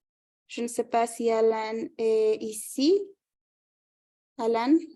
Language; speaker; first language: French; non-native, fluent; Spanish